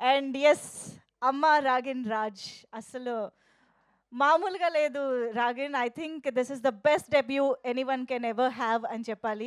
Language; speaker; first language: Telugu; native; Telugu